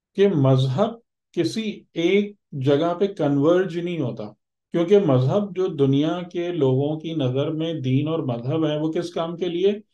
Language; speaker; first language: Urdu; native; Urdu